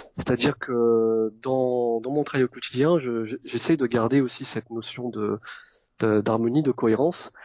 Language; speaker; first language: French; early bilingual, other home language; Vietnamese